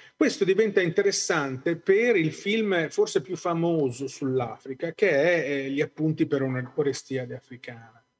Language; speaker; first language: Italian; native; Italian